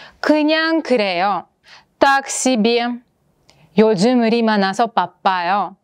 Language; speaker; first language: Korean; non-native, fluent; Russian